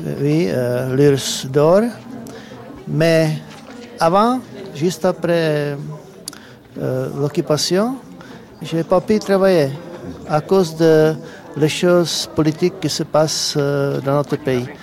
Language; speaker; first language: French; non-native, learner; Czech